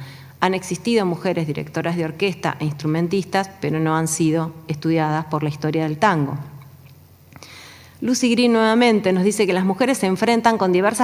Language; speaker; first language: Spanish; native; Spanish